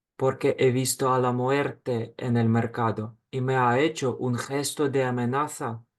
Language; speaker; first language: Spanish; non-native, fluent; Ukrainian